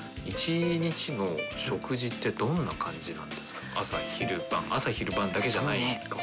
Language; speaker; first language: Japanese; native; Japanese